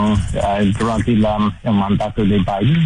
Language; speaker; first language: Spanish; non-native, learner; English